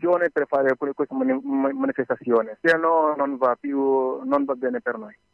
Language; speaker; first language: Italian; non-native, learner; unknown